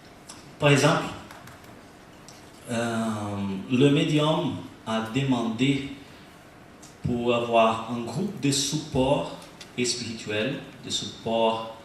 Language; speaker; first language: French; non-native, learner; Portuguese